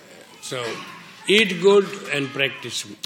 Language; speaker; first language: English; non-native, learner; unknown